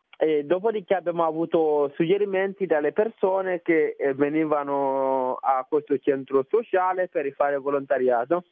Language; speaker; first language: Italian; non-native, fluent; Bambara